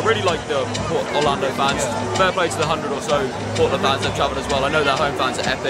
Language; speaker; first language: English; native; English